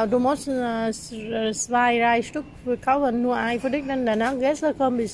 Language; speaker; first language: German; non-native, learner; Vietnamese